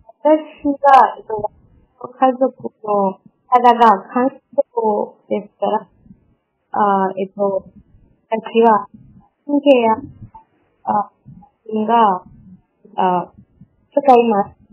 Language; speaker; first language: Japanese; non-native, learner; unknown